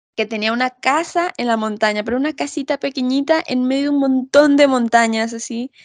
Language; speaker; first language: Spanish; native; Spanish